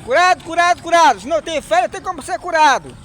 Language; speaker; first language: Portuguese; native; Portuguese